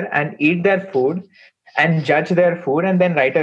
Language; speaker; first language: English; non-native, local second language; Hindi